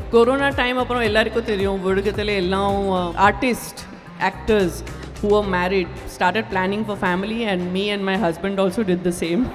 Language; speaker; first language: Tamil; non-native, local second language; Gujarati